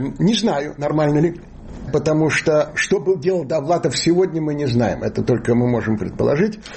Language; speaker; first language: Russian; native; Russian